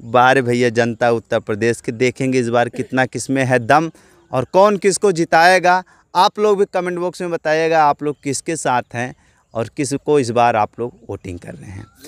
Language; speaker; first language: Hindi; native; Hindi